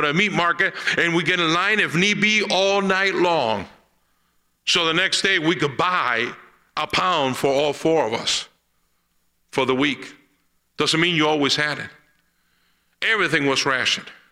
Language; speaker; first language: English; early bilingual, other home language; Spanish